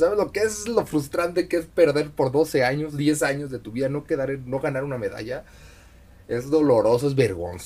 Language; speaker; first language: Spanish; native; Spanish